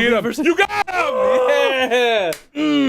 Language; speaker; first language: English; native; English